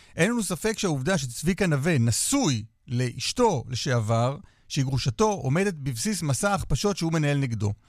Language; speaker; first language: Hebrew; native; Hebrew